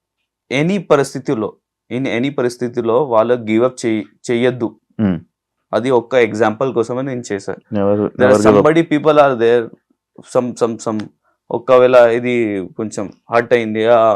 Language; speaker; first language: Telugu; non-native, local second language; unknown